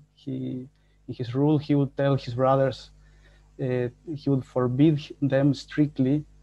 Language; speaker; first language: English; non-native, fluent; Spanish